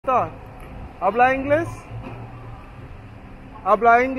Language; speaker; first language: Spanish; non-native, learner; English